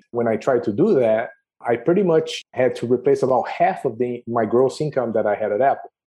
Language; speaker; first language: English; non-native, fluent; Portuguese